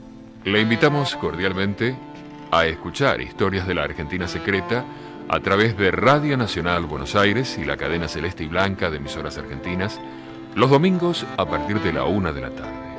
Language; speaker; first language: Spanish; native; Spanish